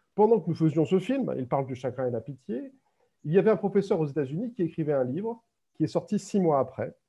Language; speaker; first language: French; native; French